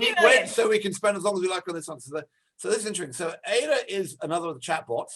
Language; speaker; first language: English; native; English